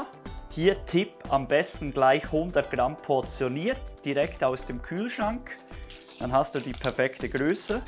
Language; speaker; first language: German; native; German